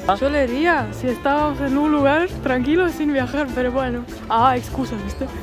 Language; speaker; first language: Spanish; non-native, fluent; Estonian